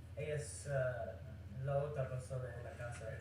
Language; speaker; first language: Spanish; non-native, learner; English